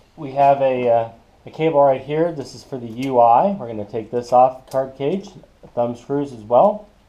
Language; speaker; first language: English; native; English